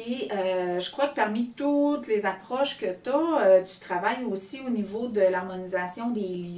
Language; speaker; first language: French; native; French